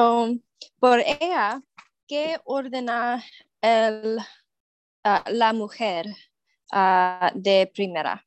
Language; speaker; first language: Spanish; non-native, learner; English